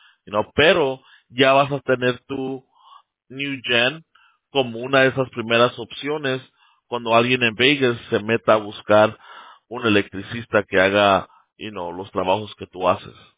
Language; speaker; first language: Spanish; early bilingual, heritage; Spanish